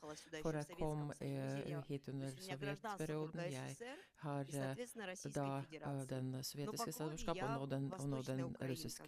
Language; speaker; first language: Norwegian; non-native, learner; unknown